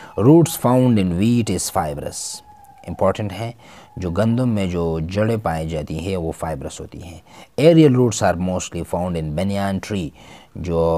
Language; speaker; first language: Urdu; non-native, local second language; Pashto